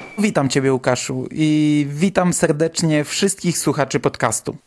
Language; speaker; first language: Polish; native; Polish